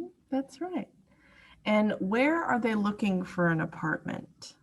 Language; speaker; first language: English; non-native, fluent; Spanish